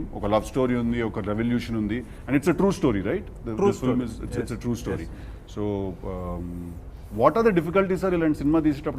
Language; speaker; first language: Telugu; native; Telugu